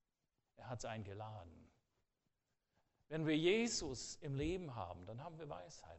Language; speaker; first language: German; non-native, fluent; English